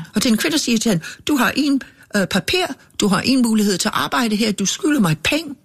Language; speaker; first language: Danish; non-native, fluent; English